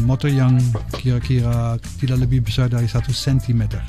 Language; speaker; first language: Indonesian; non-native, fluent; Dutch